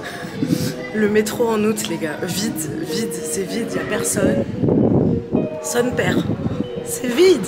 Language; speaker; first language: French; native; French